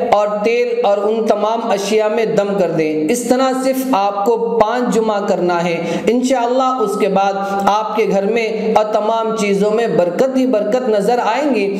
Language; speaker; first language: Urdu; native; Urdu